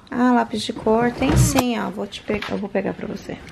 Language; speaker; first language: Portuguese; native; Portuguese